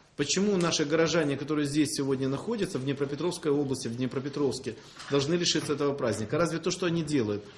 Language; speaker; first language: Russian; native; Russian